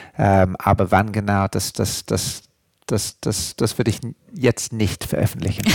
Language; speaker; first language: German; non-native, fluent; English